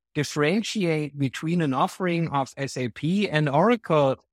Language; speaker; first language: English; non-native, fluent; German